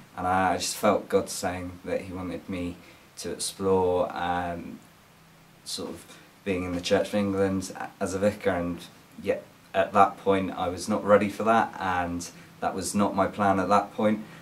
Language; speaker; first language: English; native; English